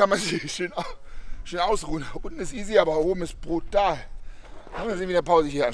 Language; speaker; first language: German; native; German